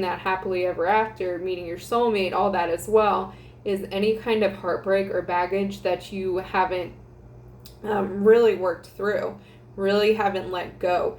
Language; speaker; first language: English; native; English